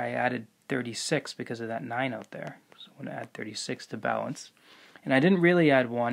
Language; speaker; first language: English; native; English